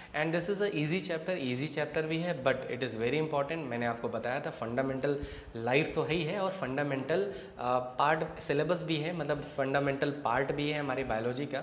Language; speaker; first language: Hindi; native; Hindi